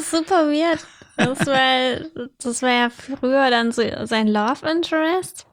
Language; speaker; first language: German; native; German